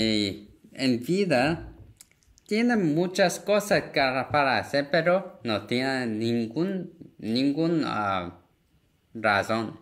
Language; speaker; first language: Spanish; non-native, fluent; Korean